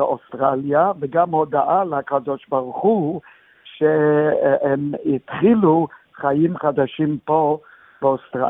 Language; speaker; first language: Hebrew; non-native, fluent; English